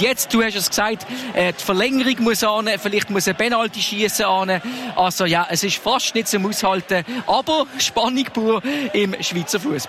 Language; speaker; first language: German; native; German